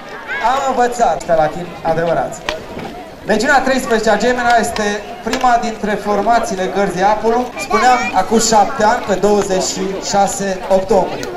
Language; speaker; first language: Romanian; native; Romanian